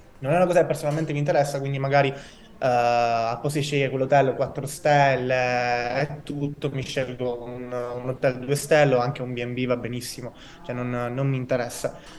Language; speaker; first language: Italian; native; Italian